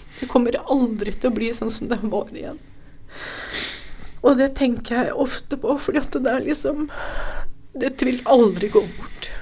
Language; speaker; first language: Norwegian; native; Norwegian